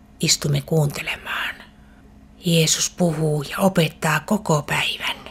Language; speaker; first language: Finnish; native; Finnish